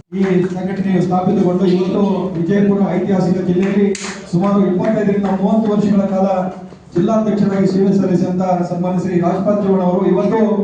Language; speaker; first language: Kannada; non-native, local second language; Lambadi